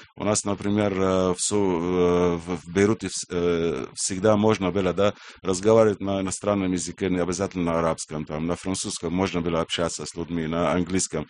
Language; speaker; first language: Russian; non-native, fluent; Arabic